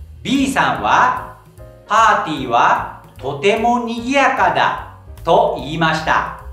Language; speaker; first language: Japanese; non-native, fluent; Indonesian